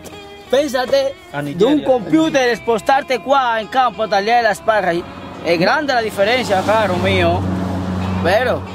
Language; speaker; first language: Italian; non-native, fluent; Spanish